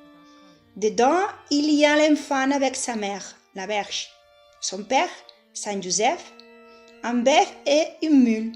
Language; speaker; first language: French; non-native, fluent; Catalan